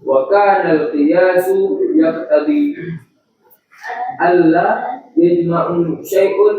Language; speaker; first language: Arabic; non-native, learner; Indonesian